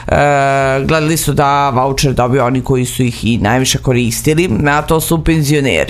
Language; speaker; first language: Serbian; native; Serbian